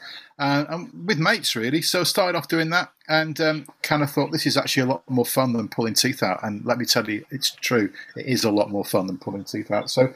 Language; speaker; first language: English; native; English